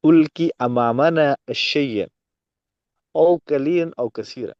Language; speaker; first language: Arabic; non-native, learner; Urdu